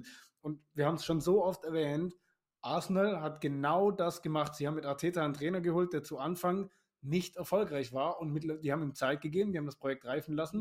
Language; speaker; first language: German; native; German